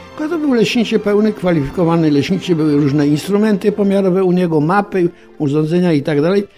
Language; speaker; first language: Polish; native; Polish